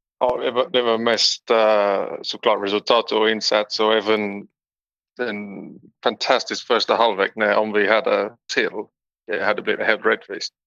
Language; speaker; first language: Swedish; non-native, learner; English